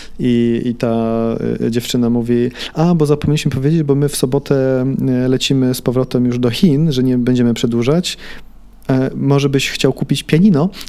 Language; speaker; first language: Polish; early bilingual, heritage; Polish